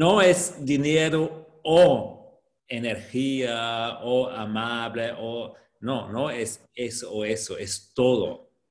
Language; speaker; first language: Spanish; non-native, fluent; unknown